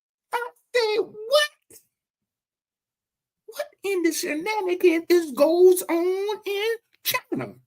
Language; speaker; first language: English; native; English